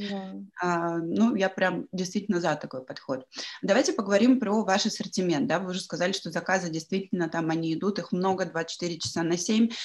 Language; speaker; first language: Russian; native; Russian